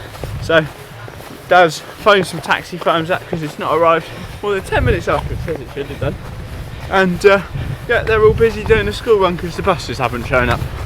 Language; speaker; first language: English; native; English